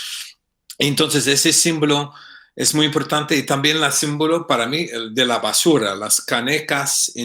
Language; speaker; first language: Spanish; non-native, fluent; English